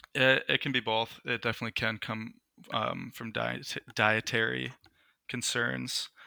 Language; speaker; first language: English; native; English